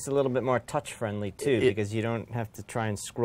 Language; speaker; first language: English; native; English